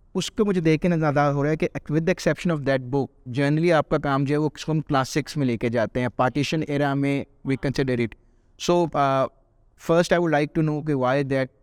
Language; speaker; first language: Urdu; native; Urdu